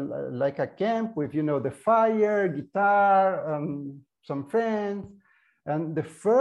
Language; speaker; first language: English; non-native, fluent; Portuguese